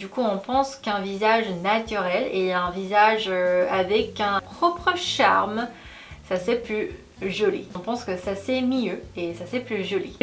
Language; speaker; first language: French; non-native, fluent; Korean